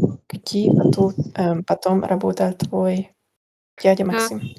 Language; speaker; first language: Russian; non-native, learner; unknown